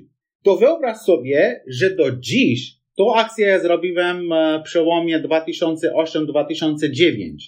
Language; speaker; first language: Polish; non-native, fluent; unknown